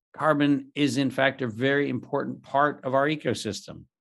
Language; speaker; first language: English; native; English